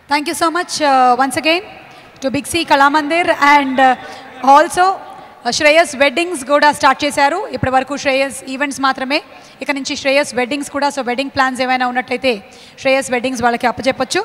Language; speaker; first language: Telugu; native; Telugu